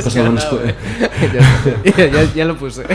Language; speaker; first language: Spanish; native; Spanish